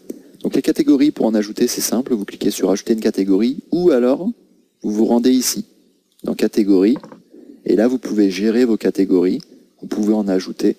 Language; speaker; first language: French; native; French